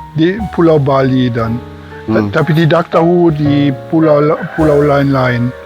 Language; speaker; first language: Indonesian; non-native, learner; German